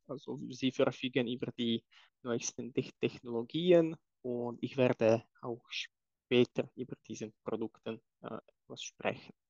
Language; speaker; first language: German; non-native, fluent; Czech